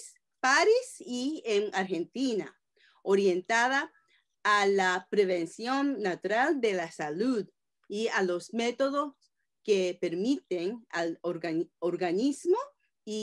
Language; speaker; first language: Spanish; non-native, fluent; Japanese